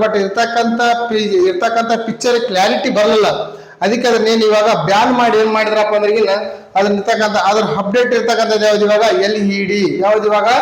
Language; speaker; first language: Kannada; native; Kannada